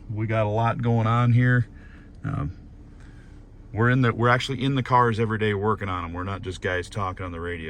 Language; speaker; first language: English; native; English